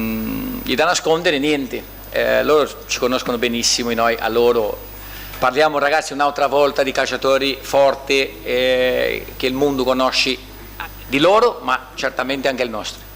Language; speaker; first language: Italian; non-native, fluent; Portuguese